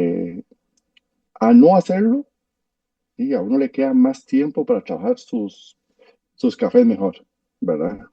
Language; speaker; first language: Spanish; native; Spanish